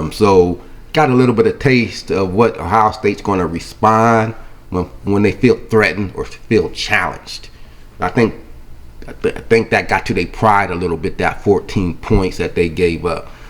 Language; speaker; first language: English; native; English